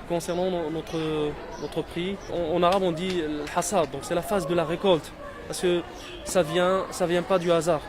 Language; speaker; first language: French; non-native, local second language; Arabic